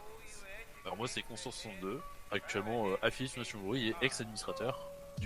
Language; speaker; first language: French; native; French